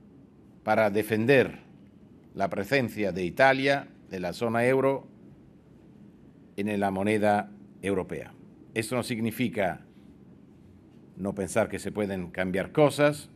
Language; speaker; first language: Spanish; non-native, fluent; Italian